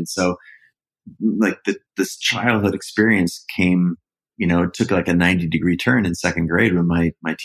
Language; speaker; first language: English; native; English